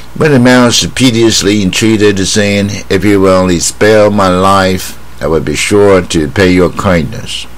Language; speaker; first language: English; non-native, fluent; Chinese